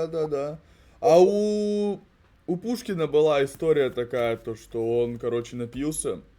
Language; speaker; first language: Russian; native; Russian